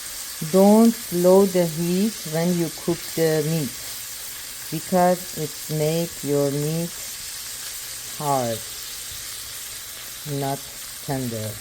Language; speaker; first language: English; non-native, learner; Persian